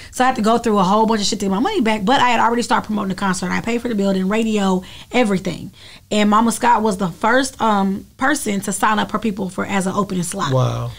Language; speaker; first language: English; native; English